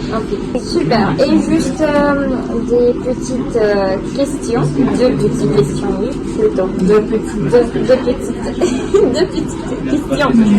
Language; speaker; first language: French; non-native, fluent; Russian